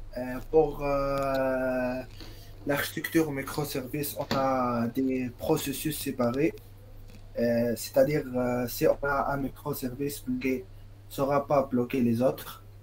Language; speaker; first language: French; non-native, local second language; Arabic